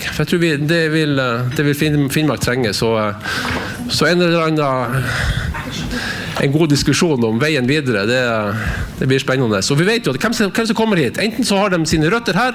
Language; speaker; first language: Norwegian; native; Norwegian